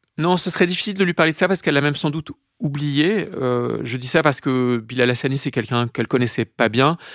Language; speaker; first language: French; native; French